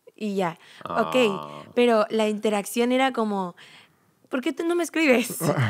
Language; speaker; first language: Spanish; native; Spanish